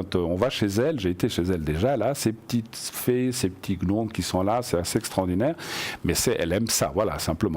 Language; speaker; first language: French; native; French